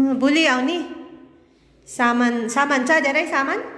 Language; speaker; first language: Nepali; non-native, learner; Filipino